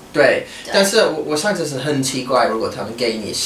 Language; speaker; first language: Chinese; non-native, learner; English